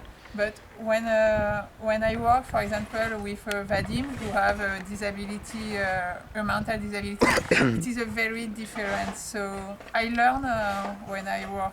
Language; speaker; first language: English; non-native, learner; French